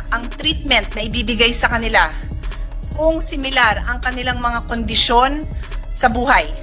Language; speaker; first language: Filipino; native; Filipino